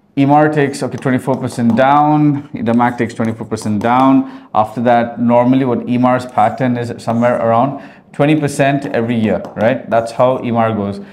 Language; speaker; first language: English; early bilingual, heritage; Arabic